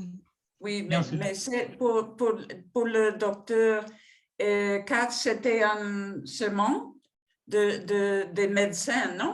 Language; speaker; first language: French; non-native, fluent; Spanish